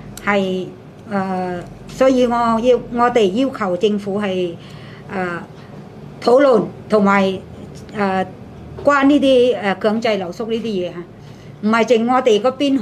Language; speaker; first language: Cantonese; non-native, fluent; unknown